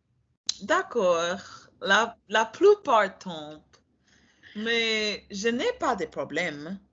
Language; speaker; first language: French; non-native, learner; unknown